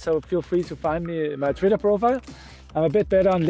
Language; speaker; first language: English; non-native, fluent; Danish